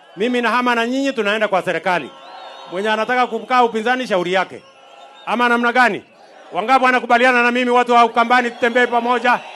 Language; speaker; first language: Swahili; non-native, local second language; Kalenjin